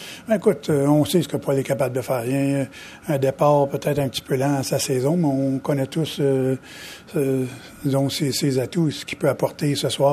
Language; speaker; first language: French; native; French